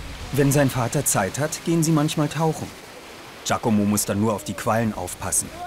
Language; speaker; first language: German; native; German